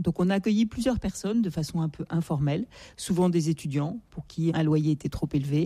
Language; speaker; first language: French; native; French